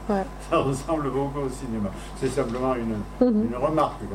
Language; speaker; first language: French; non-native, fluent; Spanish